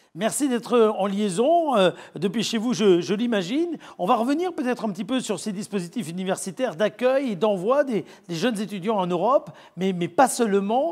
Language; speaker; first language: French; native; French